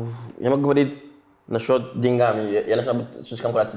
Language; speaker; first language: Russian; non-native, fluent; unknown